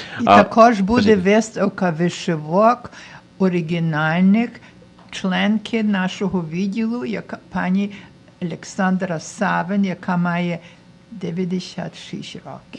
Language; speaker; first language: Ukrainian; early bilingual, heritage; Ukrainian